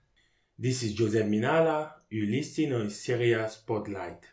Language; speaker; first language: English; non-native, learner; French